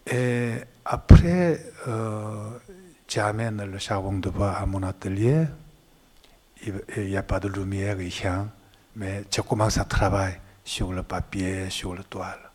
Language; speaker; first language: French; non-native, learner; Korean